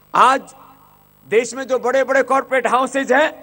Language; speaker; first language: Hindi; native; Hindi